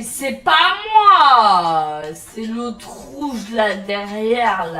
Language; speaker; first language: French; native; French